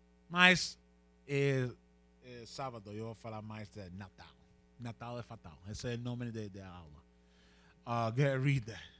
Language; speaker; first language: Portuguese; non-native, learner; Spanish